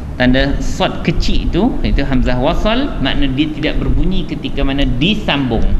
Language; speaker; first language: Malay; native; Malay